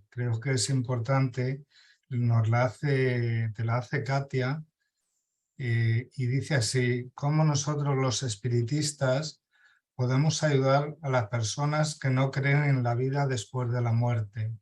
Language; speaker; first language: Spanish; native; Spanish